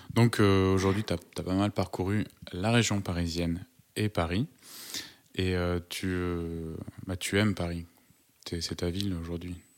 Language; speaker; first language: French; native; French